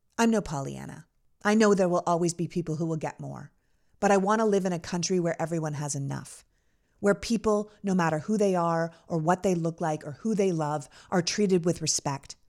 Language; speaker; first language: English; native; English